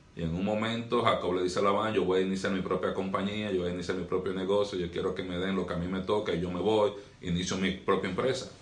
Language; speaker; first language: Spanish; native; Spanish